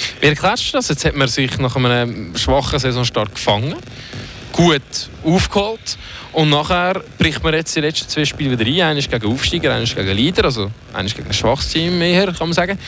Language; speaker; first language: German; native; German